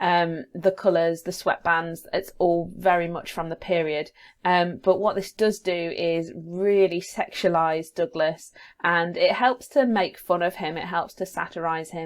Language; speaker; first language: English; native; English